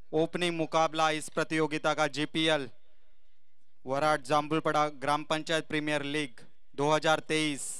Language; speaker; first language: Hindi; non-native, local second language; Marathi